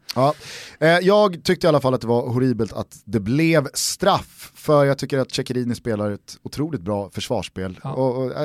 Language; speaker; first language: Swedish; native; Swedish